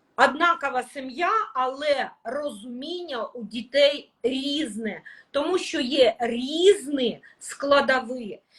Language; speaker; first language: Ukrainian; non-native, local second language; Russian